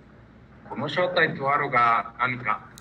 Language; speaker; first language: Japanese; non-native, learner; Spanish